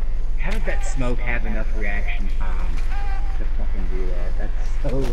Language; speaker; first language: English; native; English